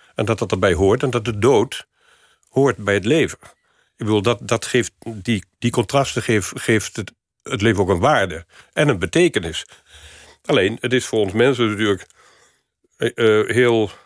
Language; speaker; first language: Dutch; native; Dutch